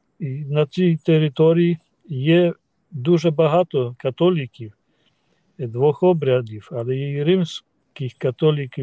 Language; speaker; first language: Ukrainian; non-native, fluent; Polish